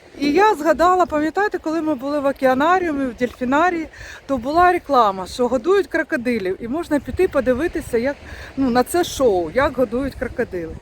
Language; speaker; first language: Ukrainian; non-native, local second language; Russian